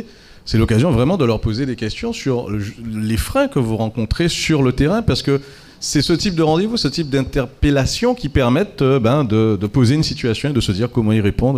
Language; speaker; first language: French; native; French